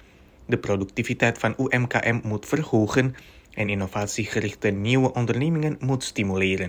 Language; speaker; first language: Dutch; non-native, fluent; Indonesian